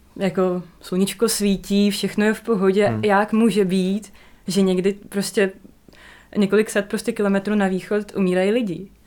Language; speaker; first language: Czech; non-native, fluent; Russian